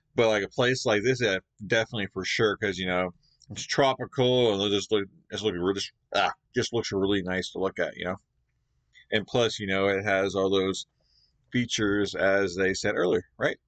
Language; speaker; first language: English; native; English